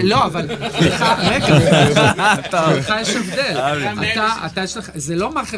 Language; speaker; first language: Hebrew; native; Hebrew